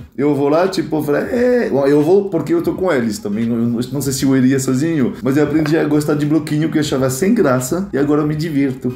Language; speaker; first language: Portuguese; non-native, fluent; French